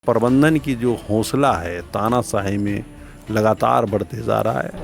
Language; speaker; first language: Hindi; native; Hindi